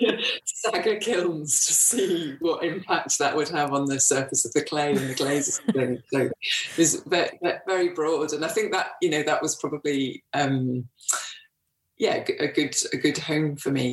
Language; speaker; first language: English; native; English